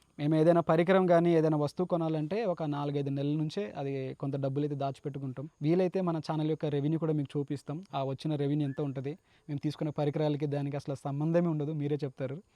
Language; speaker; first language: Telugu; native; Telugu